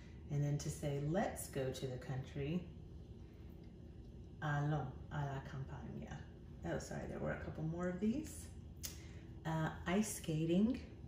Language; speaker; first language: English; native; English